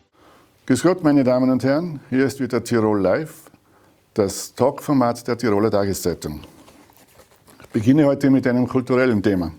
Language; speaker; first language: German; native; German